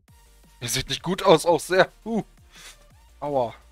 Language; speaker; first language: German; native; German